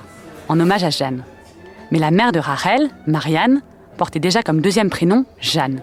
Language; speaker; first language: French; native; French